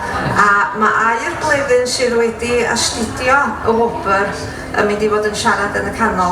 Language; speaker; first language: Welsh; native; Welsh